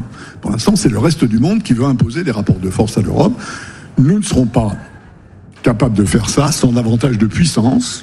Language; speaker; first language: French; native; French